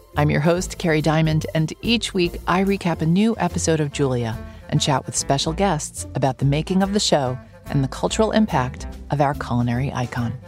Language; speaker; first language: English; native; English